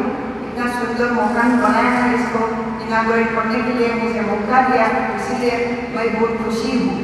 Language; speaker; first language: Hindi; non-native, local second language; Assamese